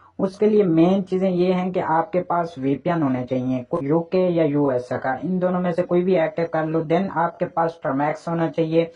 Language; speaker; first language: Urdu; non-native, local second language; Punjabi